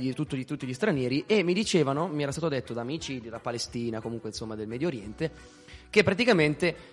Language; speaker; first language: Italian; native; Italian